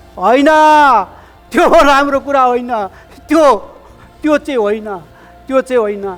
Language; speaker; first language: Nepali; native; Nepali